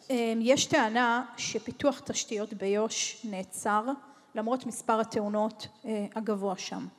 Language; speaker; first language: Hebrew; native; Hebrew